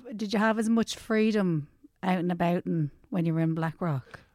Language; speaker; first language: English; native; English